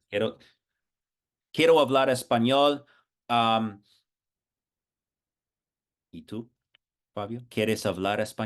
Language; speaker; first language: Spanish; non-native, fluent; English